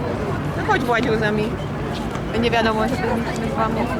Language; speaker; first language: Polish; native; Polish